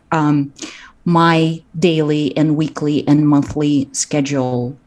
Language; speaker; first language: English; non-native, fluent; Russian